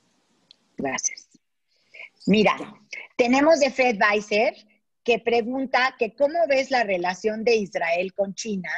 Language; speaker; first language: Spanish; native; Spanish